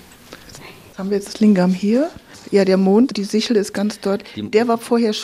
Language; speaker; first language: German; native; German